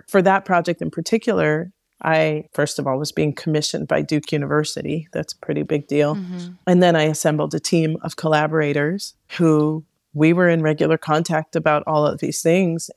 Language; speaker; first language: English; native; English